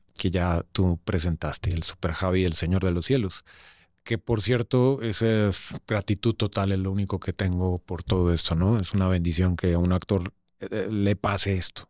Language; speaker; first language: Spanish; native; Spanish